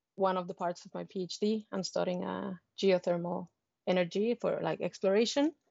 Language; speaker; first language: English; non-native, fluent; Spanish